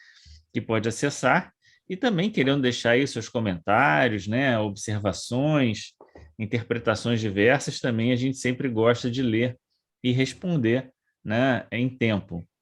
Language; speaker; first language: Portuguese; native; Portuguese